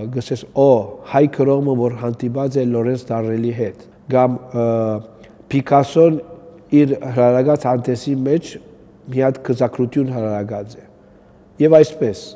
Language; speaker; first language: Armenian; early bilingual, heritage; Armenian